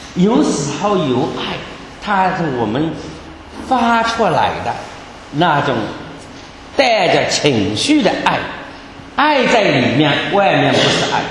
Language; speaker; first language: Chinese; native; Chinese